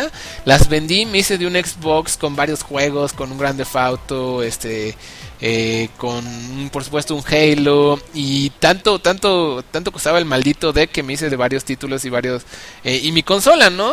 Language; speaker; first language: Spanish; native; Spanish